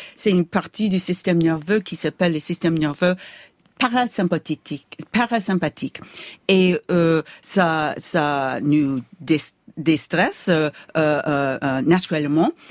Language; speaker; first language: French; non-native, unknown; English